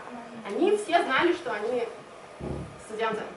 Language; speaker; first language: Russian; native; Russian